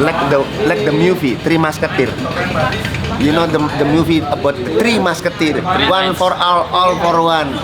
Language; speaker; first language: English; non-native, learner; Indonesian